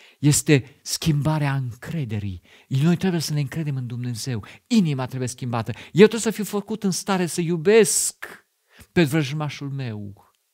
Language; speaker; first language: Romanian; non-native, fluent; German